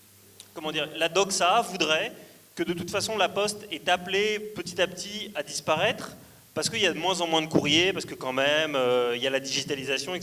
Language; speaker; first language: French; native; French